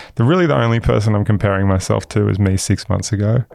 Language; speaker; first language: English; native; English